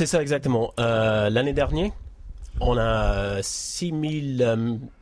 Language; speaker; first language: French; non-native, learner; English